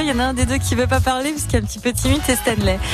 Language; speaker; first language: French; native; French